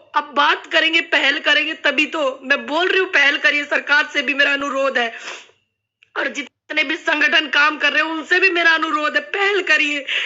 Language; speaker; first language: Hindi; native; Hindi